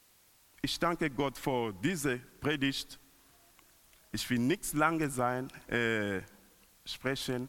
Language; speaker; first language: German; non-native, learner; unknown